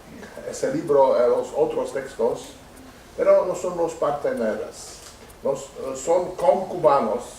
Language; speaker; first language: Spanish; non-native, learner; Czech